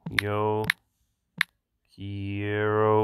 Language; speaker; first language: Spanish; non-native, learner; English